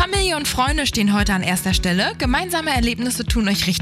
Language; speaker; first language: German; native; German